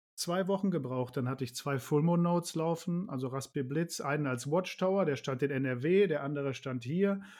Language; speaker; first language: German; native; German